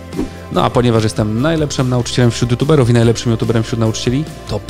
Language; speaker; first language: Polish; native; Polish